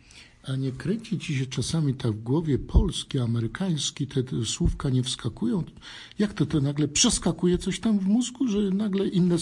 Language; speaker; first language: Polish; native; Polish